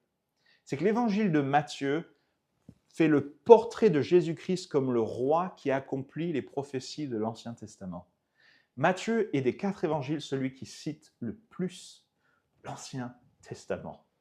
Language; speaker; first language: French; native; French